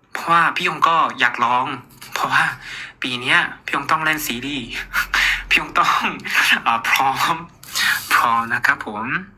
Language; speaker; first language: Thai; non-native, fluent; Korean